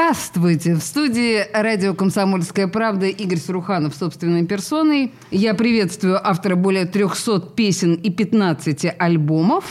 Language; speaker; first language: Russian; native; Russian